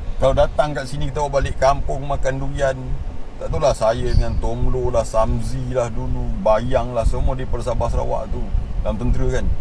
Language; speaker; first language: Malay; native; Malay